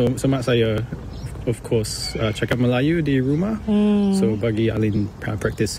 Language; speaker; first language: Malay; early bilingual, heritage; English